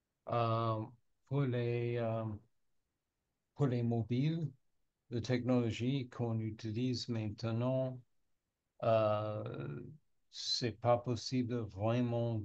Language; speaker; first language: French; non-native, learner; English